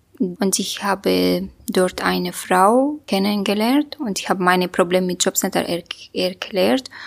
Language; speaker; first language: German; non-native, learner; Kurdish